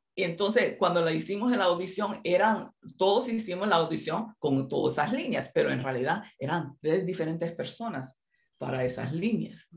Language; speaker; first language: Spanish; early bilingual, other home language; English